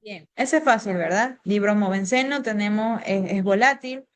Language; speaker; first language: Spanish; native; Spanish